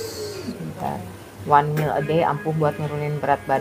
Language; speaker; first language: Indonesian; native; Indonesian